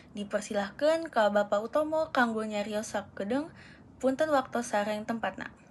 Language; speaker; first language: Sundanese; native; Sundanese